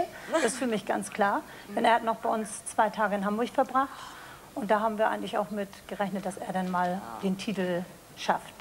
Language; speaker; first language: German; native; German